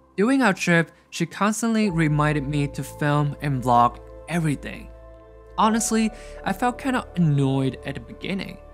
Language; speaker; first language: English; non-native, fluent; Chinese